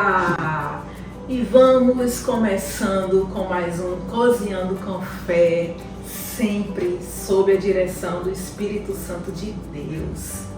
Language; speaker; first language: Portuguese; native; Portuguese